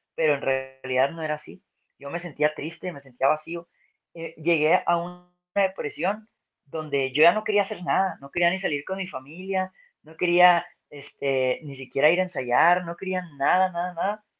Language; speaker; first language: Spanish; native; Spanish